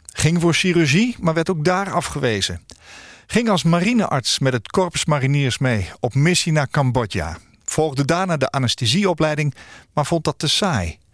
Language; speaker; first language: Dutch; native; Dutch